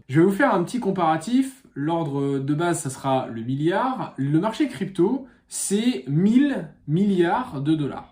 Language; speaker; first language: French; native; French